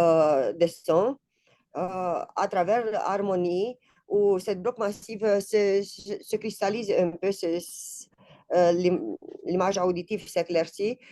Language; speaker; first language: French; non-native, fluent; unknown